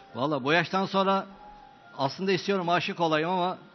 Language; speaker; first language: Turkish; native; Turkish